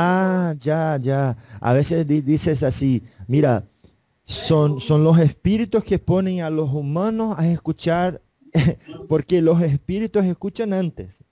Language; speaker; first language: Spanish; non-native, fluent; Portuguese